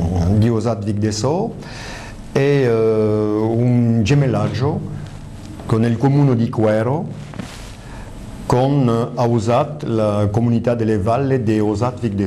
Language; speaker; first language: Italian; early bilingual, heritage; French